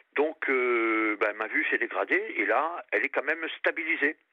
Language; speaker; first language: French; native; French